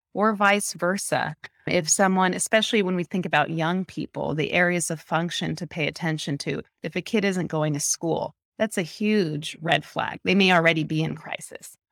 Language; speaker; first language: English; early bilingual, other home language; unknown